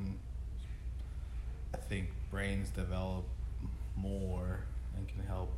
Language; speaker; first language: English; non-native, fluent; Spanish